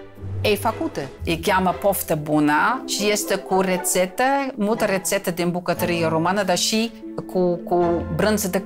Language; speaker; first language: Romanian; non-native, fluent; Dutch